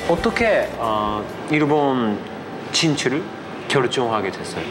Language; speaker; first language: Korean; non-native, learner; Japanese